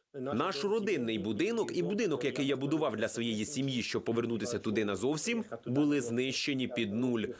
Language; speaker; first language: Ukrainian; non-native, fluent; Arabic